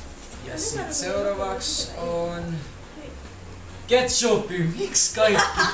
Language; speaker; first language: Finnish; early bilingual, other home language; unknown